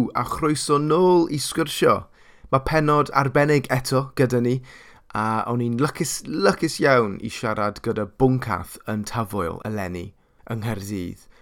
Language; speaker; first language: Welsh; non-native, local second language; English